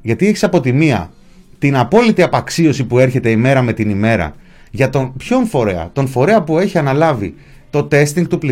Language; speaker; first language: Greek; native; Greek